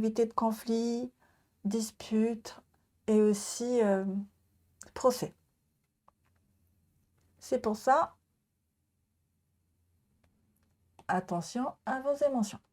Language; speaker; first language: French; non-native, learner; Japanese